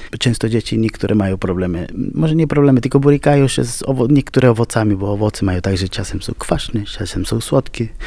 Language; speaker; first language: Polish; non-native, fluent; Spanish